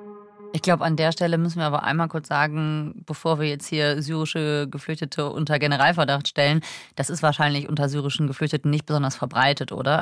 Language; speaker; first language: German; native; German